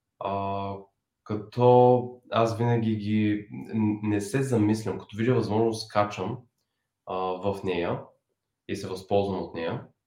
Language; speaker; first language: Bulgarian; native; Bulgarian